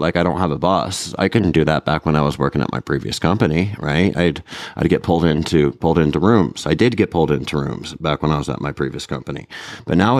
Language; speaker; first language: English; non-native, fluent; Russian